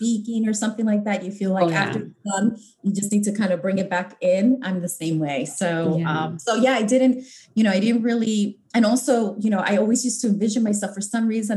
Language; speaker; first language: English; native; English